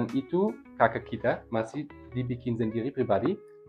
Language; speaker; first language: Indonesian; non-native, learner; German